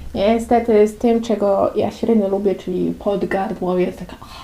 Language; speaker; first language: Polish; native; Polish